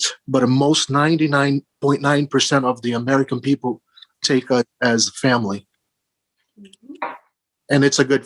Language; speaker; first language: English; early bilingual, other home language; Portuguese